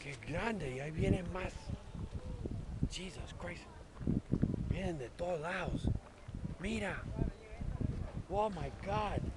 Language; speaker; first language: Spanish; non-native, fluent; English